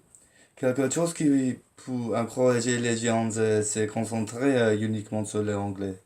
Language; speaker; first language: French; non-native, learner; English